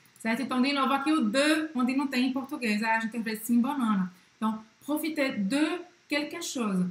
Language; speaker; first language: Portuguese; native; Portuguese